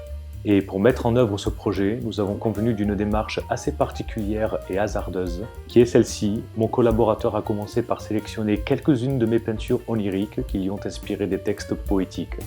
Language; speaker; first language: French; native; French